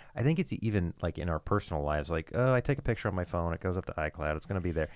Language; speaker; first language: English; native; English